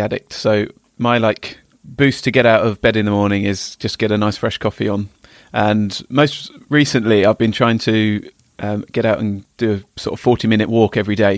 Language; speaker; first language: English; native; English